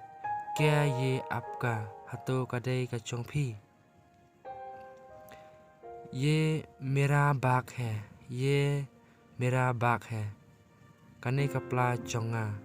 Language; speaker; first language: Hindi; non-native, local second language; Khasi